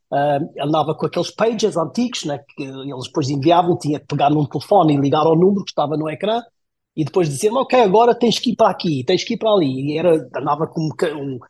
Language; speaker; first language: Portuguese; early bilingual, heritage; Portuguese